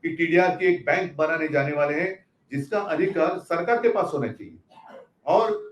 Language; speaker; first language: Hindi; non-native, local second language; Marathi